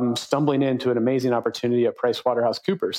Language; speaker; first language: English; native; English